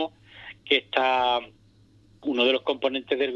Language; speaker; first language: Spanish; native; Spanish